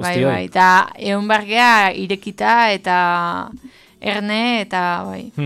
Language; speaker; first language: Basque; native; Basque